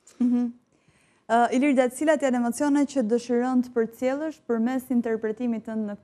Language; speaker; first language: Albanian; native; Albanian